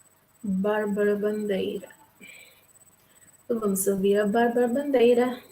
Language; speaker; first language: Portuguese; non-native, local second language; Tetum